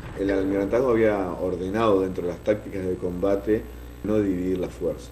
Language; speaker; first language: Spanish; native; Spanish